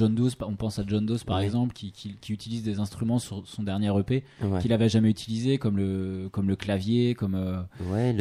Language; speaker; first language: French; native; French